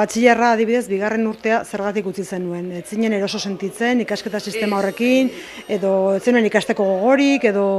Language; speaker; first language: Basque; native; Basque